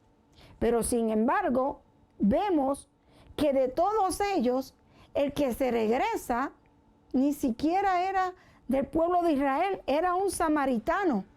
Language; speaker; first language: Spanish; native; Spanish